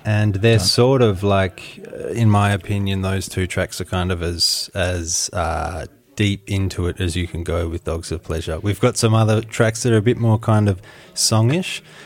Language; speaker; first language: English; native; English